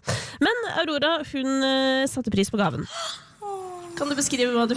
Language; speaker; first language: Norwegian; native; Norwegian